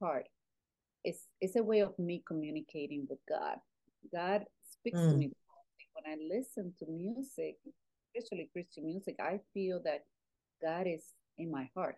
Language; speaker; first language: English; non-native, fluent; Spanish